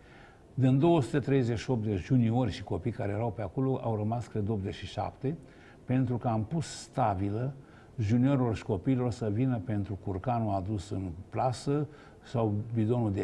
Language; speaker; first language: Romanian; native; Romanian